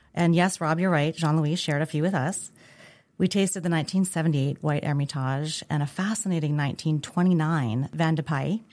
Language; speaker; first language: English; native; English